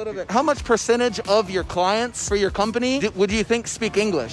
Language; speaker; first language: English; native; English